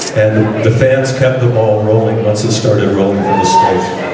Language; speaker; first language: English; native; English